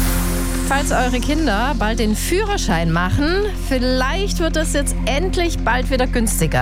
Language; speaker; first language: German; native; German